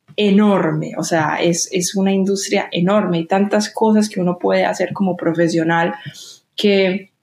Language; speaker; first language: Spanish; native; Spanish